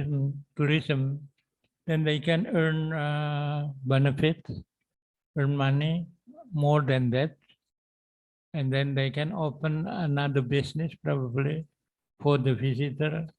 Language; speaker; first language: English; non-native, learner; Indonesian